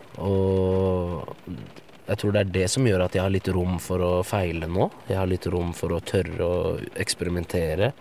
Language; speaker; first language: Norwegian; early bilingual, other home language; Arabic